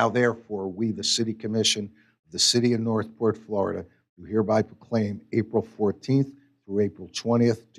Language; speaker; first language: English; native; English